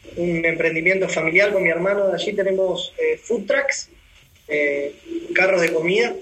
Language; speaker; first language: Spanish; native; Spanish